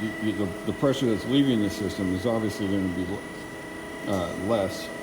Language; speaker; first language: English; native; English